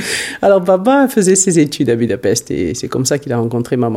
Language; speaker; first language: French; early bilingual, other home language; Hungarian